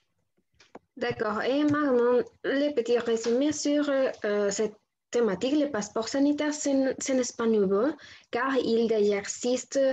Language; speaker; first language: French; non-native, learner; Spanish